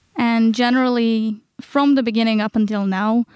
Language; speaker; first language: English; non-native, fluent; Hebrew